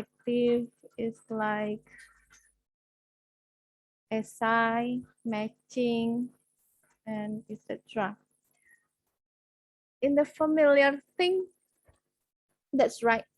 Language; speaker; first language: English; non-native, fluent; Indonesian